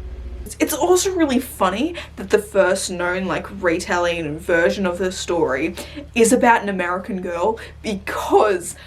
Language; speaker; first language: English; native; English